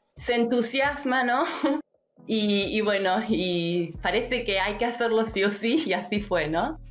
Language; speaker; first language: Spanish; early bilingual, heritage; Spanish